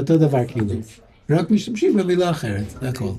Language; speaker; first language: Hebrew; non-native, fluent; English